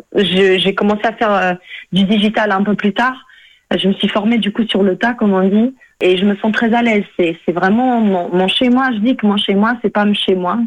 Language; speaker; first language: French; non-native, fluent; Portuguese